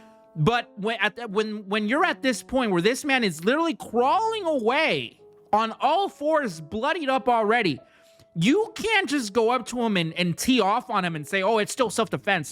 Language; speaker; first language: English; native; English